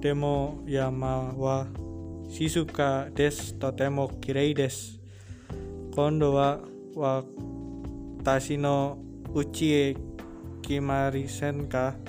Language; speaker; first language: Japanese; non-native, learner; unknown